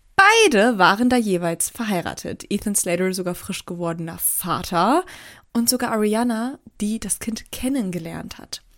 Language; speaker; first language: German; early bilingual, other home language; Turkish